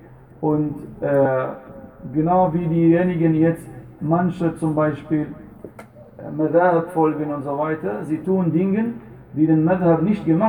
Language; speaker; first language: German; non-native, fluent; Arabic